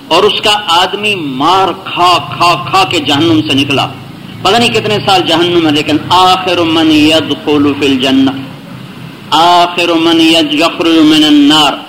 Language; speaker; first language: Urdu; non-native, local second language; Punjabi